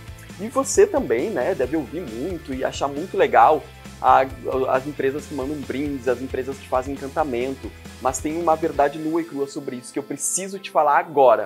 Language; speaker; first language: Portuguese; native; Portuguese